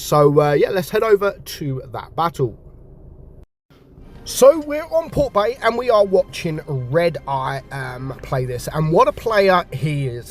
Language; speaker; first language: English; native; English